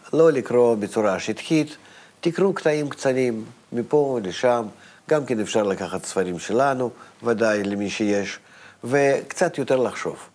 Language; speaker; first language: Hebrew; non-native, fluent; Russian